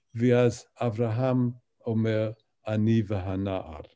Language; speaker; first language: Hebrew; non-native, fluent; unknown